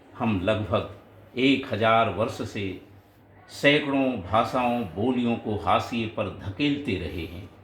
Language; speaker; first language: Hindi; native; Hindi